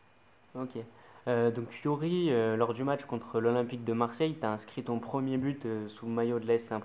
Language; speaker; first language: French; native; French